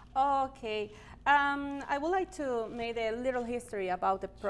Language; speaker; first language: English; non-native, learner; Spanish